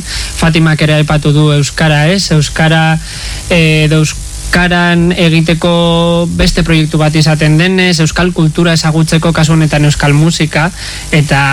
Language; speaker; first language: Basque; native; Basque